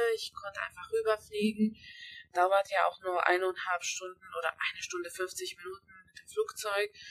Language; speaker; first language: German; early bilingual, other home language; Hungarian